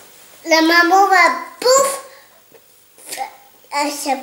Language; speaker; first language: French; native; French